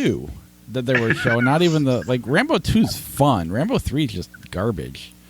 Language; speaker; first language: English; native; English